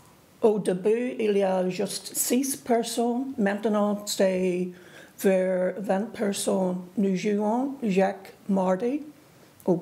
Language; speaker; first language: French; non-native, learner; English